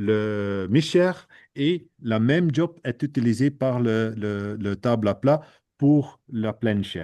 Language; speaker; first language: French; non-native, fluent; Dutch